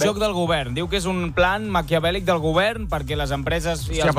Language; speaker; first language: Catalan; native; Catalan